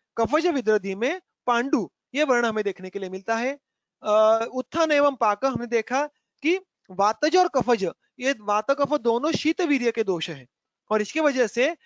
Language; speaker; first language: Hindi; non-native, local second language; Marathi